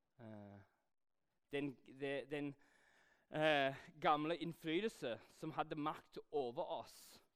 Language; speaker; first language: Norwegian; non-native, fluent; English